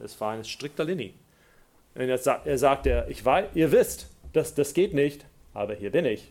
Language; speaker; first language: German; non-native, fluent; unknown